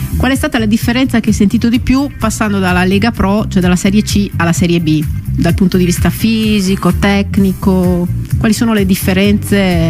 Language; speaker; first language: Italian; native; Italian